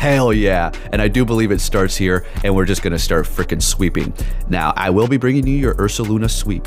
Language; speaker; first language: English; native; English